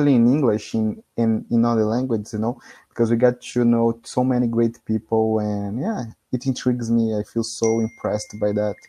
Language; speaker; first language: English; non-native, fluent; Portuguese